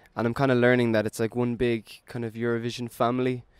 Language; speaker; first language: English; native; English